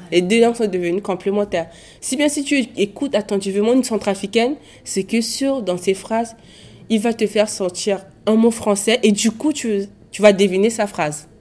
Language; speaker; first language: French; non-native, local second language; Sango